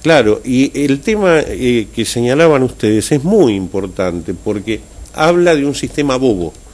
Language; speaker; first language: Spanish; native; Spanish